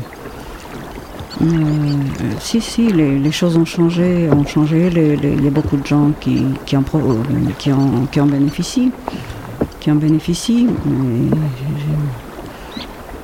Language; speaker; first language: French; non-native, fluent; Spanish